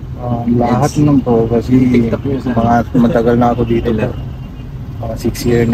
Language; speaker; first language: Filipino; non-native, learner; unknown